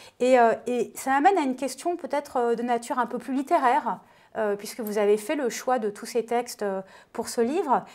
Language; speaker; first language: French; native; French